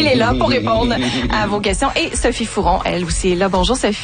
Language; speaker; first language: French; native; French